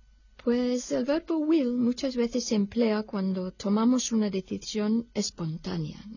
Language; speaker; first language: Spanish; non-native, fluent; English